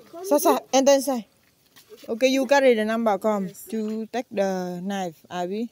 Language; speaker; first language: English; non-native, learner; Vietnamese